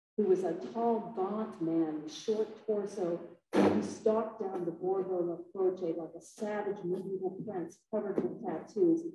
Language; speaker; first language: English; native; English